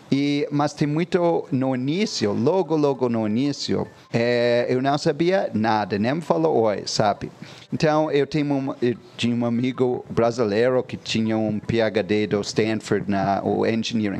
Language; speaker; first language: Portuguese; non-native, fluent; English